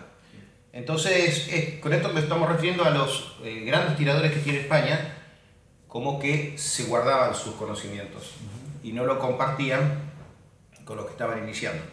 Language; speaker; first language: Spanish; native; Spanish